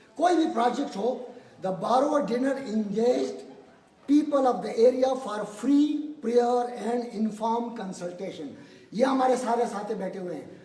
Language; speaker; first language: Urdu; non-native, local second language; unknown